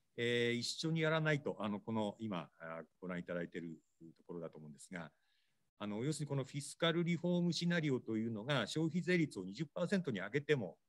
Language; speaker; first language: Japanese; native; Japanese